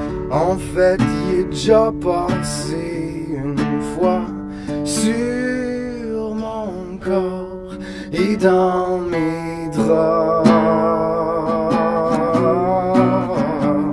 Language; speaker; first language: French; native; French